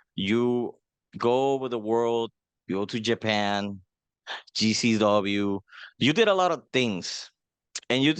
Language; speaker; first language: English; non-native, fluent; Spanish